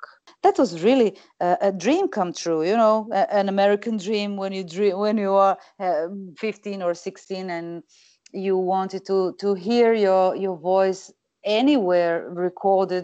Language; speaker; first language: English; non-native, fluent; Croatian